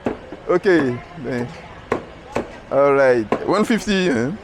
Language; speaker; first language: English; non-native, learner; French